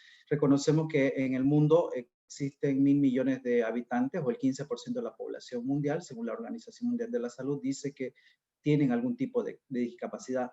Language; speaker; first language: Spanish; native; Spanish